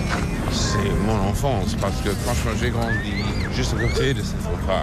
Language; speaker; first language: French; non-native, fluent; English